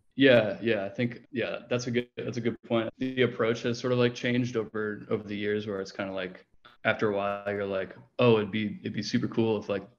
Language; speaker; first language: English; native; English